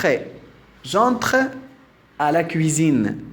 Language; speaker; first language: French; non-native, local second language; Arabic